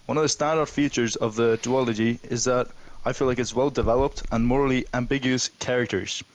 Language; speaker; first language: English; non-native, fluent; Icelandic